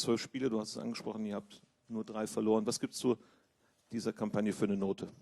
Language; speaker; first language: German; native; German